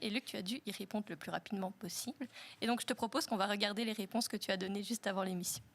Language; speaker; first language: French; native; French